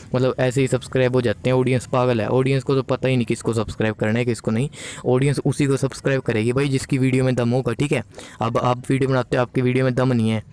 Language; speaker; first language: Hindi; native; Hindi